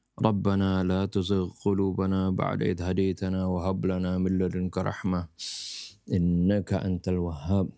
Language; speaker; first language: Arabic; non-native, fluent; Indonesian